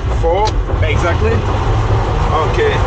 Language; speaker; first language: English; non-native, learner; French